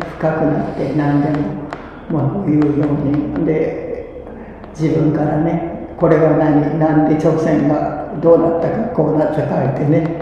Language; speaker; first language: Japanese; early bilingual, other home language; Korean